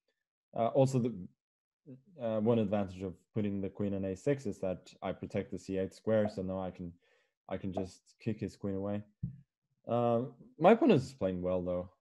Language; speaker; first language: English; non-native, fluent; Norwegian